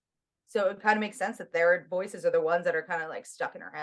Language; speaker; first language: English; native; English